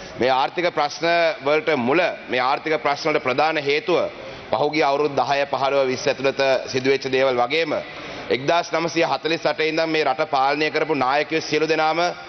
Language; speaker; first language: Sinhala; non-native, local second language; Tamil